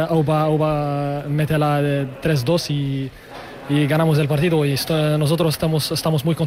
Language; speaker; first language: Spanish; non-native, learner; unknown